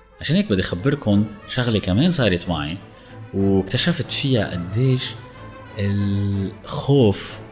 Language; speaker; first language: Arabic; native; Arabic